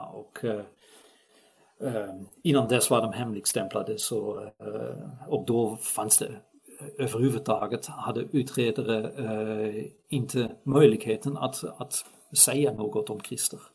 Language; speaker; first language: Swedish; non-native, fluent; Dutch